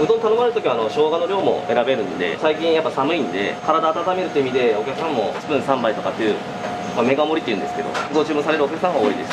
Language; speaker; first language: Japanese; native; Japanese